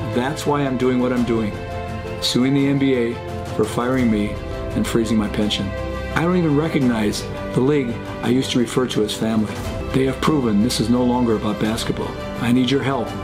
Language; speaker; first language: English; native; English